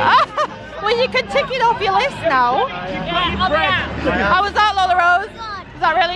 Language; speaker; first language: English; native; English